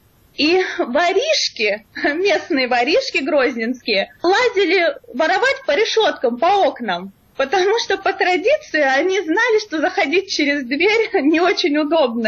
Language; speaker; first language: Russian; native; Russian